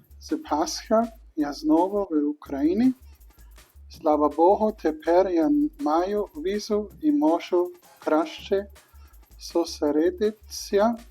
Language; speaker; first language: Ukrainian; non-native, learner; German